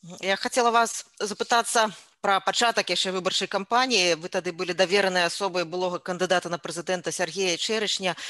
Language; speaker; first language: Belarusian; native; Belarusian